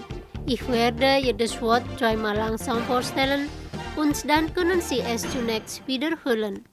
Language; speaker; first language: German; non-native, learner; Indonesian